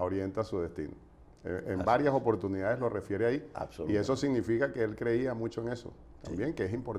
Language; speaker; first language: Spanish; native; Spanish